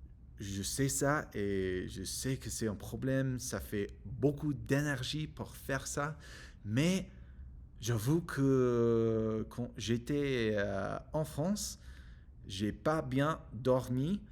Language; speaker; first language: French; non-native, learner; English